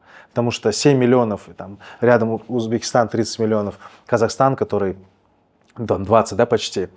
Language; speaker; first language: Russian; native; Russian